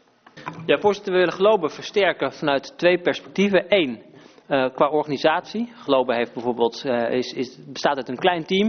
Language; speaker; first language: Dutch; native; Dutch